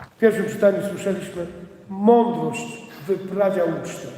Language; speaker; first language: Polish; native; Polish